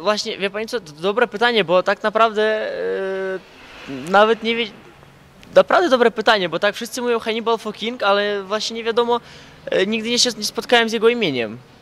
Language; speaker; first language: Polish; non-native, fluent; Ukrainian